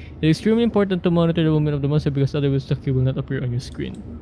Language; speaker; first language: English; non-native, local second language; Filipino